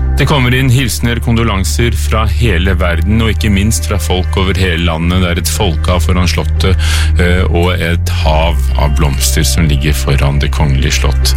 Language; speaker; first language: Norwegian; native; Norwegian